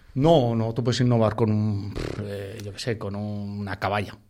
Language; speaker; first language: Spanish; native; Spanish